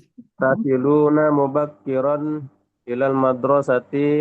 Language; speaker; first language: Arabic; non-native, learner; Indonesian